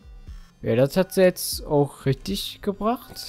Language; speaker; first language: German; native; German